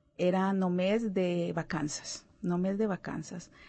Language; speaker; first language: Catalan; non-native, learner; Spanish